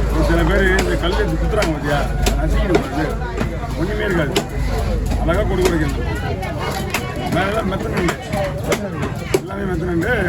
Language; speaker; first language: Tamil; native; Tamil